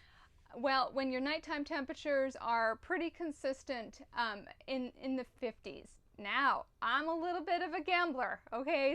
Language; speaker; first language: English; native; English